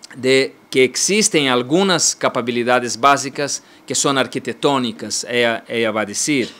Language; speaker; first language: Spanish; non-native, learner; Portuguese